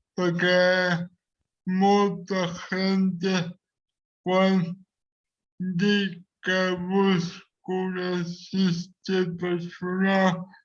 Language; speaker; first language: Spanish; non-native, local second language; Catalan